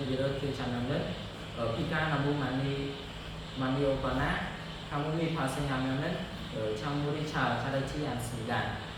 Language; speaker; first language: Korean; non-native, learner; Khmer